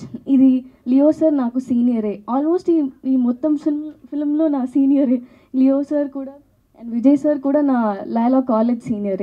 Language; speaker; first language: Telugu; non-native, learner; Tamil